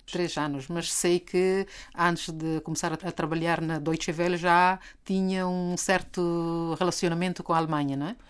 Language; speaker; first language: Portuguese; non-native, local second language; Kabuverdianu